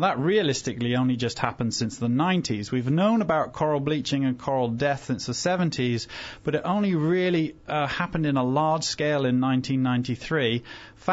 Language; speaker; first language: English; native; English